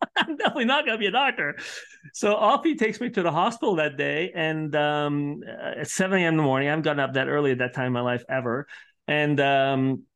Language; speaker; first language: English; early bilingual, other home language; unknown